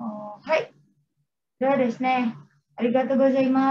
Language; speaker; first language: Japanese; non-native, learner; Indonesian